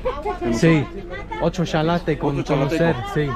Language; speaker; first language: Spanish; non-native, learner; English